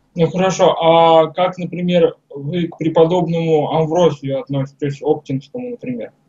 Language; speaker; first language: Russian; native; Russian